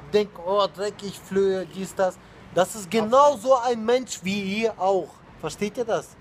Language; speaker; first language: German; non-native, fluent; Russian